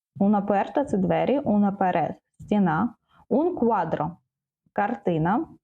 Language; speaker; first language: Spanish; non-native, fluent; Ukrainian